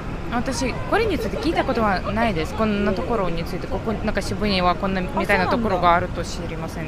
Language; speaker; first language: Japanese; non-native, learner; Lithuanian